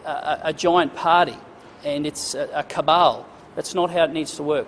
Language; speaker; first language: English; native; English